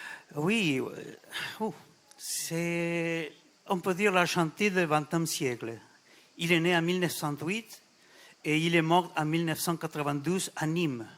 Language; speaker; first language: French; non-native, fluent; Spanish